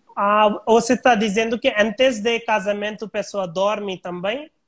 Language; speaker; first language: Portuguese; non-native, learner; Hindi